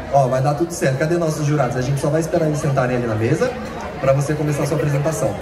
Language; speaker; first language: Portuguese; native; Portuguese